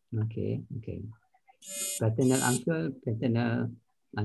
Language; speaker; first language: English; non-native, local second language; Malay